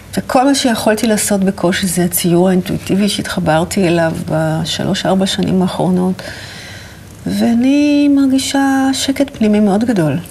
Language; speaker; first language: Hebrew; native; Hebrew